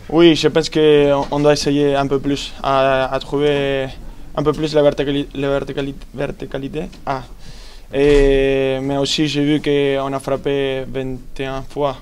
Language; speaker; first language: French; non-native, fluent; Spanish